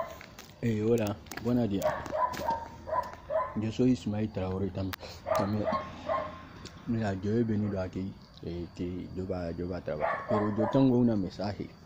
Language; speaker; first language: Spanish; non-native, learner; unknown